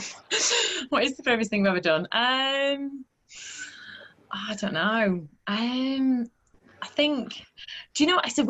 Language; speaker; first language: English; native; English